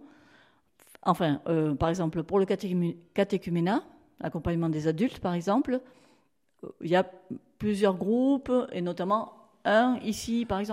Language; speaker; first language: French; native; French